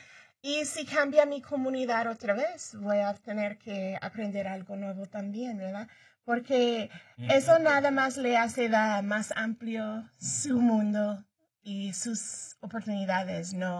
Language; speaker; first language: Spanish; early bilingual, heritage; Spanish